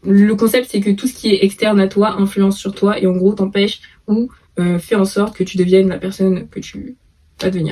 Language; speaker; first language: French; native; French